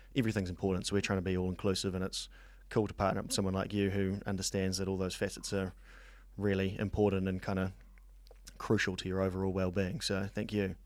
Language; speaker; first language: English; native; English